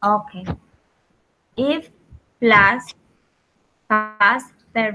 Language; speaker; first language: English; non-native, learner; Spanish